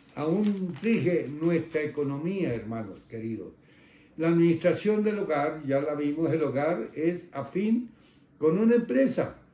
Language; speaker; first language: Spanish; native; Spanish